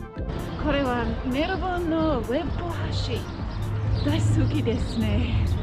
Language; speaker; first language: Japanese; non-native, learner; English